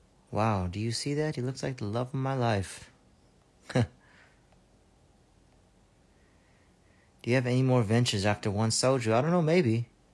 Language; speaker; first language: English; early bilingual, other home language; Korean